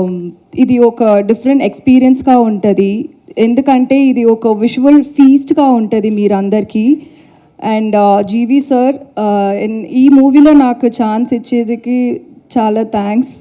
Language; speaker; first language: Telugu; non-native, learner; Tamil